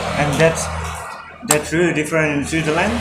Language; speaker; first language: English; non-native, learner; Indonesian